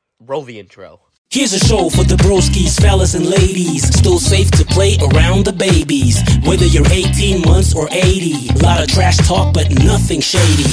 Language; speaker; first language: English; native; English